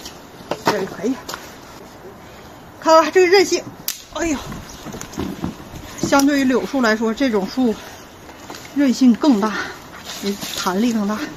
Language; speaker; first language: Chinese; native; Chinese